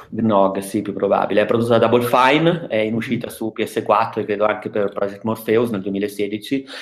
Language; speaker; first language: Italian; native; Italian